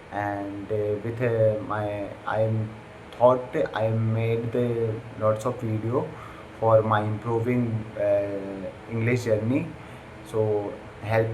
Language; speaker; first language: English; non-native, learner; Hindi